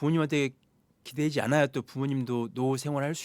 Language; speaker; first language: Korean; native; Korean